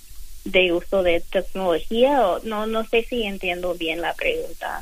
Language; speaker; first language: Spanish; non-native, fluent; English